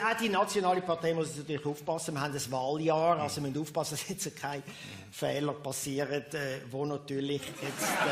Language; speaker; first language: German; native; German